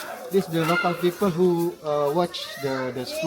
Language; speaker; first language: English; non-native, learner; Indonesian